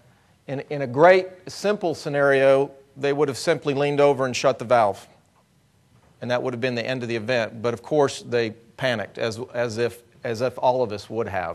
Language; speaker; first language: English; native; English